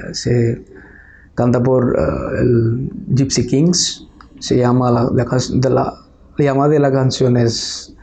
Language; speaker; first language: Spanish; non-native, fluent; Bangla